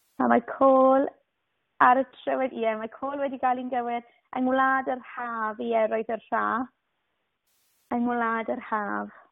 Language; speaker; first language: Welsh; native; Welsh